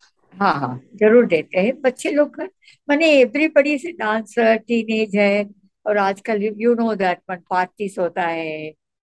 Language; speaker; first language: Hindi; non-native, local second language; Tamil